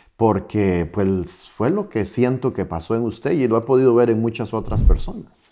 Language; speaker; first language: Spanish; native; Spanish